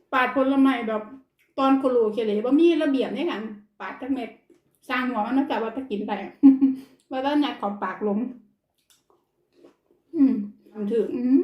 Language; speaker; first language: Thai; native; Thai